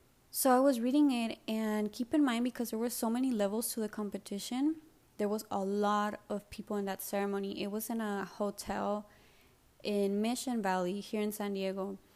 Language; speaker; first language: English; early bilingual, other home language; Spanish